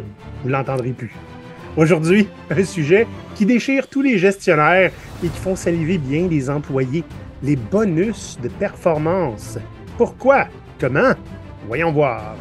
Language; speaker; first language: French; native; French